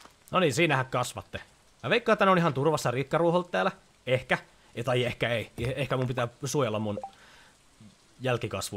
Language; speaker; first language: Finnish; native; Finnish